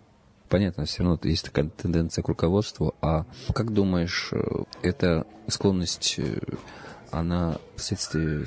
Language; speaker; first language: Russian; native; Russian